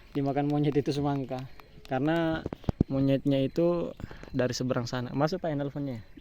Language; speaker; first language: Indonesian; native; Indonesian